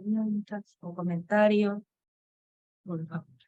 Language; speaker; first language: Spanish; non-native, learner; Japanese